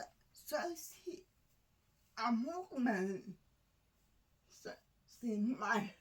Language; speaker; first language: French; non-native, learner; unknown